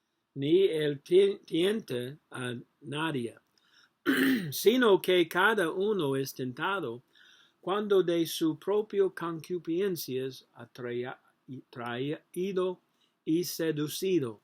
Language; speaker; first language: Spanish; non-native, learner; English